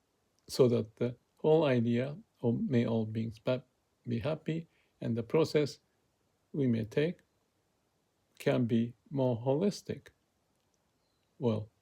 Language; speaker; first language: English; non-native, fluent; Japanese